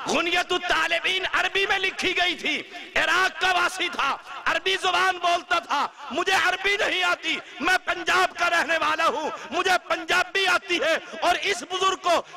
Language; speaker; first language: Urdu; non-native, local second language; Punjabi